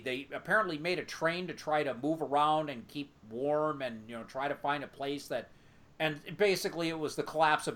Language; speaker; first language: English; native; English